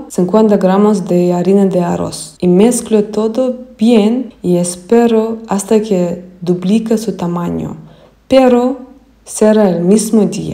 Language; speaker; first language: Spanish; non-native, fluent; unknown